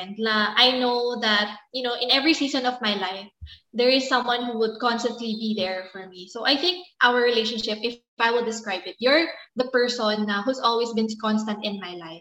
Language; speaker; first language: English; non-native, local second language; Filipino